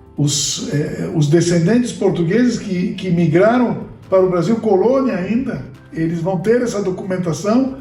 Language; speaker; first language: Portuguese; early bilingual, other home language; Spanish